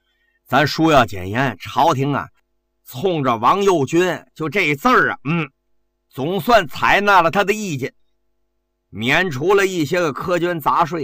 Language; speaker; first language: Chinese; native; Chinese